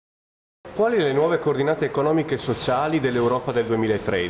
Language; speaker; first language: Italian; native; Italian